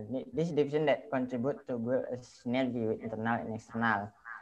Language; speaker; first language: English; non-native, learner; Indonesian